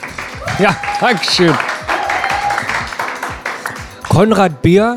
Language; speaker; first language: German; native; German